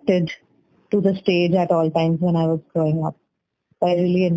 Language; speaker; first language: English; non-native, local second language; Bangla